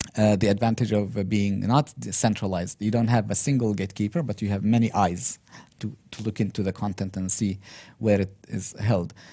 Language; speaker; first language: English; non-native, fluent; Arabic